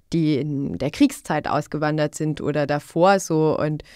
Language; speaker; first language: German; non-native, fluent; Bosnian